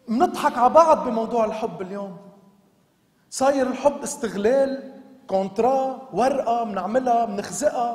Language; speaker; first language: Arabic; native; Arabic